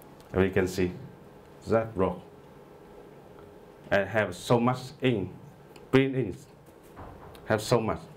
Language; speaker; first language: English; non-native, learner; Vietnamese